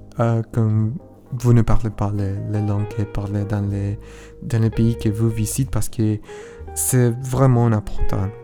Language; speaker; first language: French; non-native, learner; Spanish